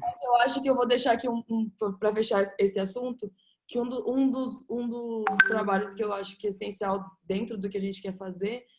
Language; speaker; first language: Portuguese; native; Portuguese